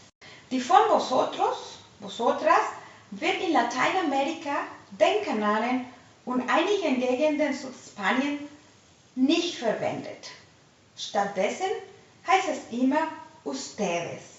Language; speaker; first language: German; non-native, fluent; Spanish